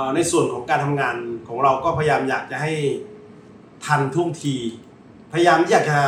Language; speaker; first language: Thai; native; Thai